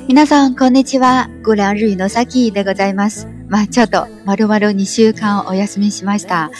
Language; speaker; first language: Japanese; non-native, learner; Chinese